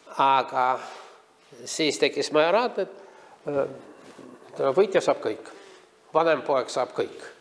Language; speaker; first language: Estonian; non-native, local second language; Russian